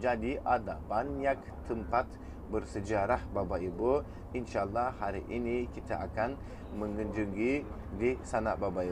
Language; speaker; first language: Indonesian; non-native, fluent; Turkish